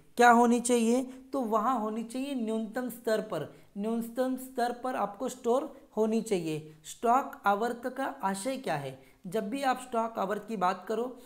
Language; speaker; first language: Hindi; non-native, local second language; Marathi